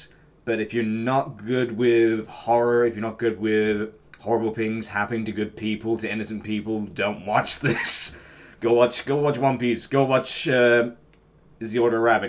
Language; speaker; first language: English; native; English